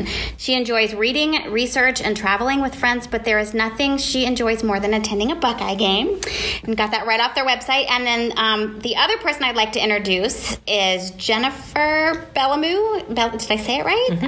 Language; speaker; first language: English; native; English